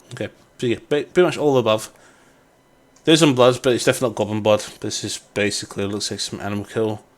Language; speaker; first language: English; native; English